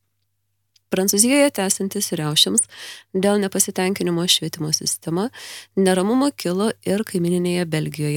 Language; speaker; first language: Lithuanian; native; Lithuanian